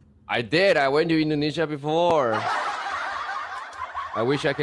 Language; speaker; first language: English; non-native, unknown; Chinese